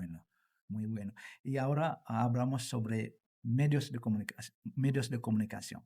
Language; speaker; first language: Spanish; non-native, learner; Indonesian